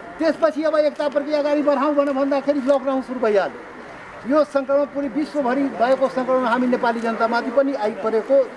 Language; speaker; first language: Nepali; non-native, local second language; Maithili